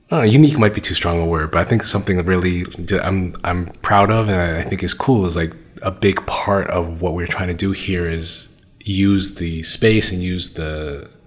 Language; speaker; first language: English; native; English